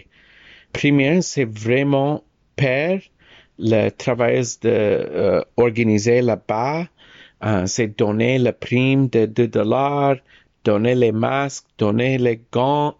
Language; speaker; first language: French; non-native, learner; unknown